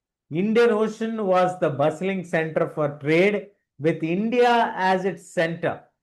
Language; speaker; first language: English; non-native, local second language; Telugu